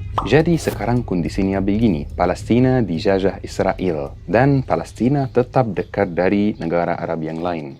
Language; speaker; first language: Indonesian; non-native, fluent; Arabic